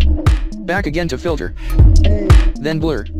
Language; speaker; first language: English; non-native, local second language; Filipino